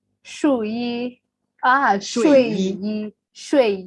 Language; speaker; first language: Chinese; non-native, learner; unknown